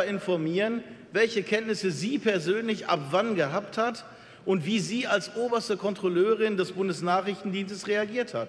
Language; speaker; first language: German; native; German